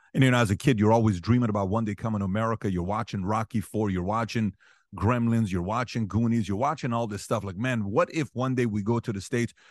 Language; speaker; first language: English; early bilingual, other home language; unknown